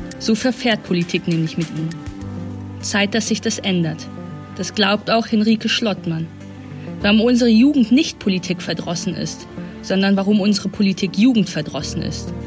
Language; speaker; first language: German; native; German